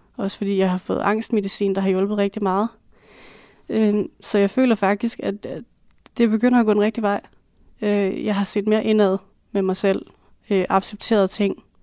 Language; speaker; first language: Danish; native; Danish